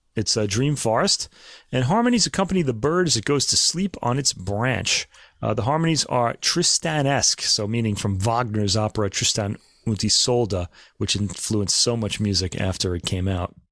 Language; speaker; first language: English; native; English